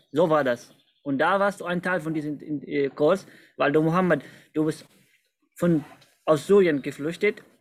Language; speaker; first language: German; non-native, fluent; Arabic